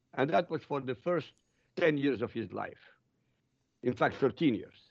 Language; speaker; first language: English; non-native, fluent; Arabic